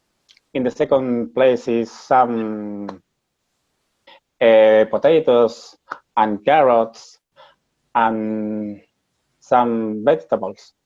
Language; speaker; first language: English; non-native, learner; Spanish